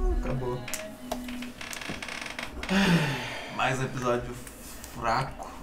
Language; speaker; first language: Portuguese; native; Portuguese